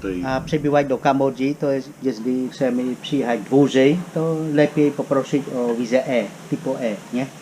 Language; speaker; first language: Polish; non-native, fluent; Khmer